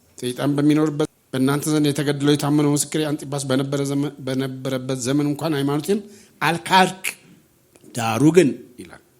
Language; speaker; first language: Amharic; non-native, local second language; Oromo